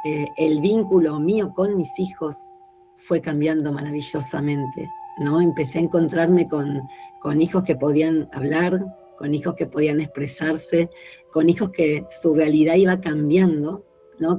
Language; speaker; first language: Spanish; native; Spanish